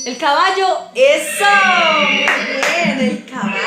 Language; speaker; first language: Spanish; native; Spanish